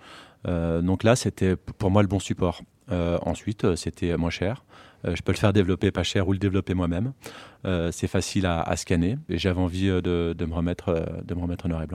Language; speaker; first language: French; native; French